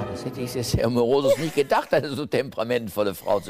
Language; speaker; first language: German; native; German